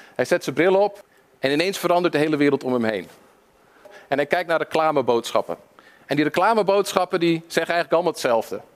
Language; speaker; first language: Dutch; early bilingual, other home language; English